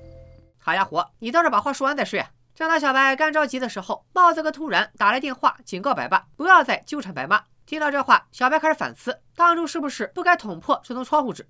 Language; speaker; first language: Chinese; native; Chinese